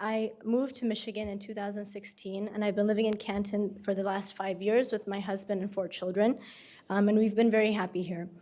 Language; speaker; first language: English; native; English